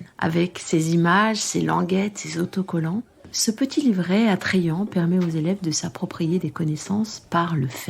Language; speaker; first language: French; native; French